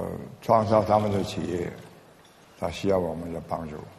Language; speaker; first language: Chinese; non-native, local second language; English